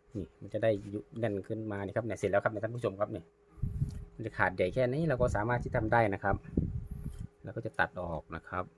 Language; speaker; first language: Thai; native; Thai